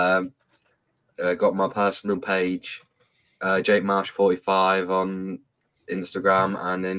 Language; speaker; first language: English; native; English